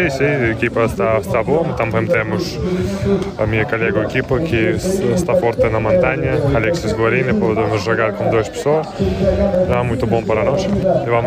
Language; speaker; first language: Portuguese; non-native, learner; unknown